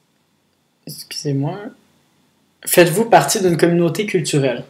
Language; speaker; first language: French; native; French